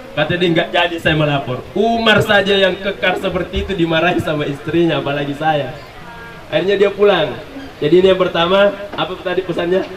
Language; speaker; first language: Indonesian; native; Indonesian